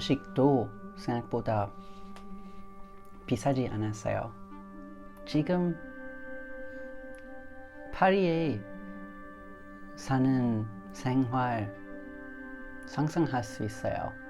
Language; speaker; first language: Korean; non-native, learner; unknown